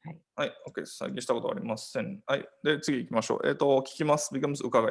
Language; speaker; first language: Japanese; non-native, fluent; Nepali